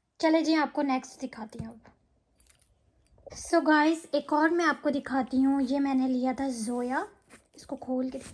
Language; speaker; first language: Urdu; native; Urdu